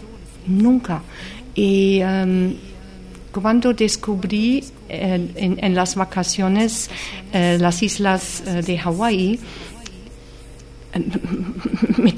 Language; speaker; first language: Spanish; non-native, fluent; German